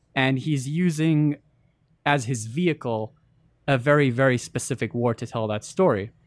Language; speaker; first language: English; early bilingual, other home language; Arabic